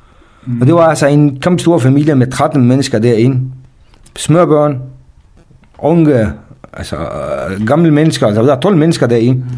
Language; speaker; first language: Danish; non-native, fluent; Kurdish